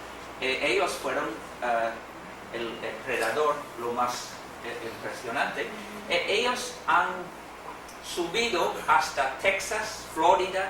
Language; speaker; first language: Spanish; non-native, fluent; English